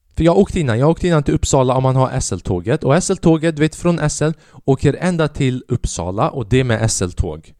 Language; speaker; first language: Swedish; early bilingual, other home language; Albanian